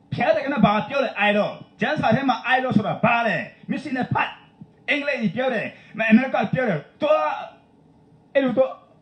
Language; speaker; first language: Burmese; non-native, local second language; Tedim Chin